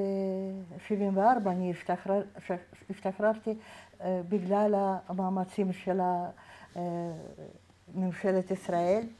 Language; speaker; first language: Hebrew; non-native, fluent; Russian